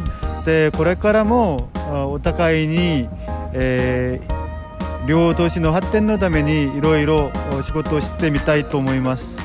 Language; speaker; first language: Japanese; non-native, fluent; Korean